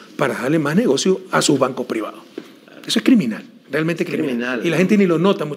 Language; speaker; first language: Spanish; native; Spanish